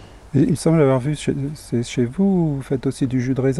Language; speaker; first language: French; native; French